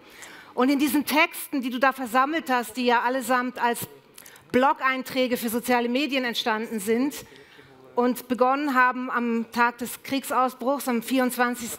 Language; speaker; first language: German; native; German